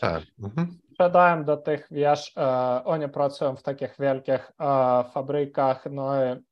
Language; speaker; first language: Polish; non-native, fluent; Ukrainian